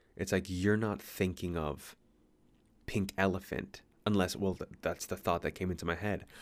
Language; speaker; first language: English; native; English